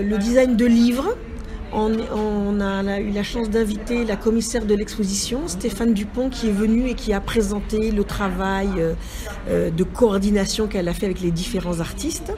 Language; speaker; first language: French; native; French